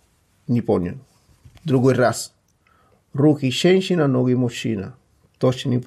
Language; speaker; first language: Russian; non-native, fluent; Spanish